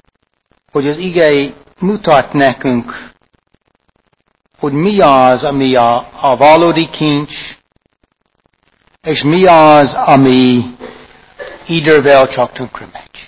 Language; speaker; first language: Hungarian; non-native, fluent; English